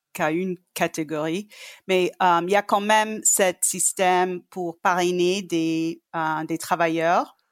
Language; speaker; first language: French; non-native, fluent; English